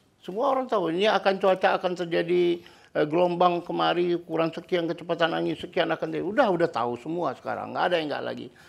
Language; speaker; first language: Indonesian; native; Indonesian